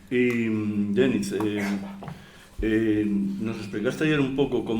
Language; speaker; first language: Spanish; native; Spanish